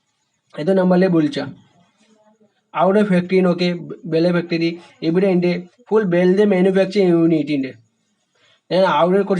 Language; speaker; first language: Malayalam; non-native, learner; Hindi